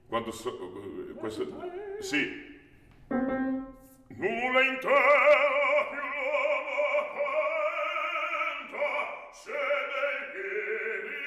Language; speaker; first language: Italian; non-native, learner; Georgian